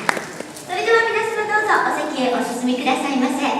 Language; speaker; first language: Japanese; native; Japanese